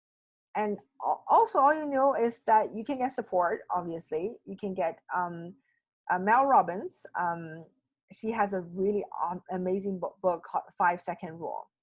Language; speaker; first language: English; non-native, fluent; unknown